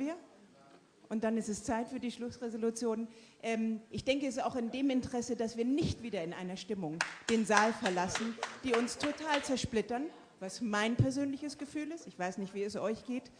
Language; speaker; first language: German; native; German